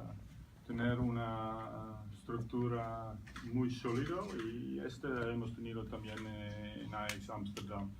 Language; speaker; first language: Spanish; non-native, learner; Dutch